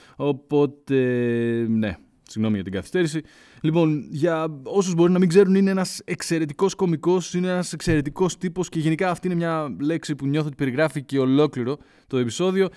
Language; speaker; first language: Greek; early bilingual, heritage; Greek